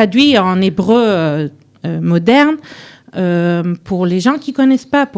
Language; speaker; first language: French; early bilingual, heritage; French